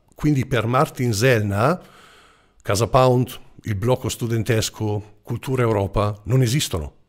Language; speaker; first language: Italian; non-native, fluent; German